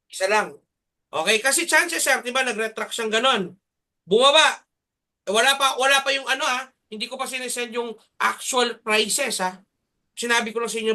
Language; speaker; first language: Filipino; native; Filipino